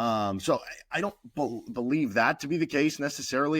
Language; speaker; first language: English; native; English